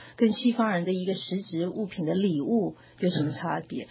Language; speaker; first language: Chinese; native; Chinese